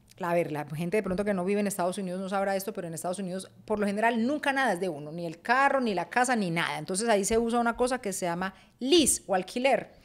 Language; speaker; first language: Spanish; native; Spanish